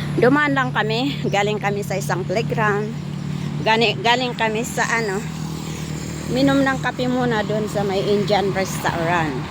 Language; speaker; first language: Filipino; non-native, local second language; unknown